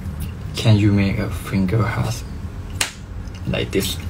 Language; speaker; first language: English; non-native, learner; Thai